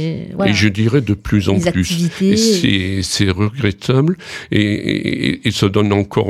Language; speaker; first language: French; native; French